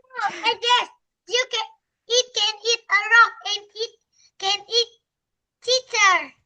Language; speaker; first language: English; non-native, learner; Vietnamese